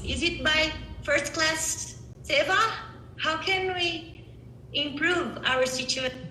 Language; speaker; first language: English; non-native, fluent; Spanish